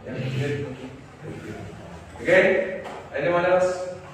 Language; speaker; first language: English; non-native, fluent; Indonesian